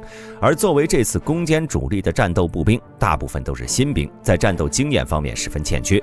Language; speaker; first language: Chinese; native; Chinese